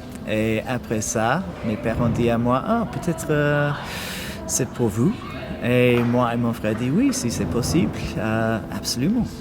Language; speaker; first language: French; non-native, learner; English